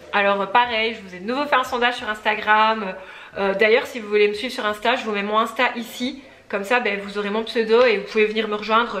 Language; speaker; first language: French; native; French